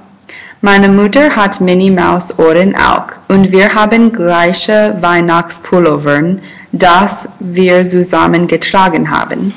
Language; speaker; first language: German; non-native, learner; English